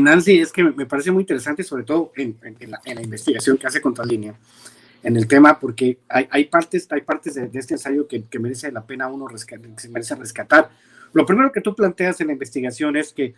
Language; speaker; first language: Spanish; native; Spanish